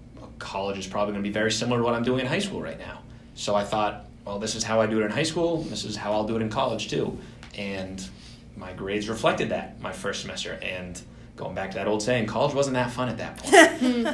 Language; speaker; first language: English; native; English